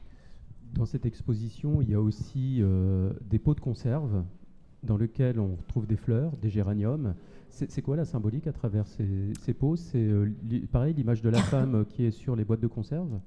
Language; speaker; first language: French; native; French